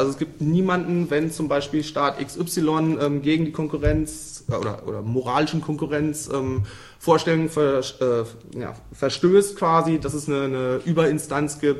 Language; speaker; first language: German; native; German